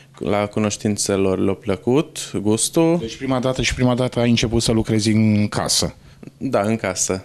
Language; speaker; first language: Romanian; native; Romanian